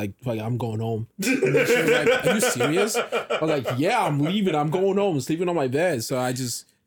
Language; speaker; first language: English; non-native, local second language; Yoruba